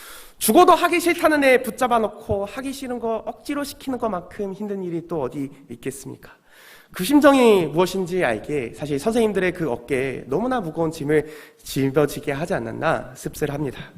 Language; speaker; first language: Korean; native; Korean